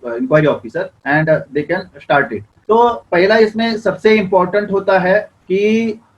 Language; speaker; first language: Hindi; non-native, local second language; Marathi